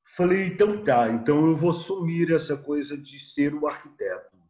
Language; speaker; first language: Portuguese; native; Portuguese